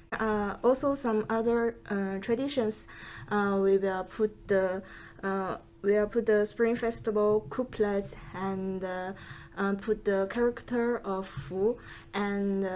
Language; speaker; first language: English; non-native, fluent; Chinese